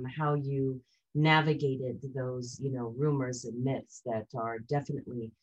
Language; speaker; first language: English; early bilingual, other home language; Hindi